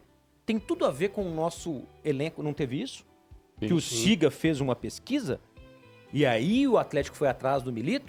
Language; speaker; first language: Portuguese; native; Portuguese